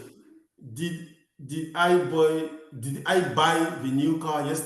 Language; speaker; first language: English; non-native, learner; French